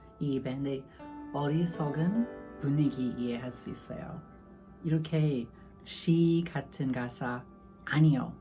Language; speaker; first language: Korean; non-native, learner; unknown